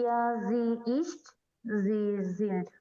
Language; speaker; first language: German; non-native, learner; Bangla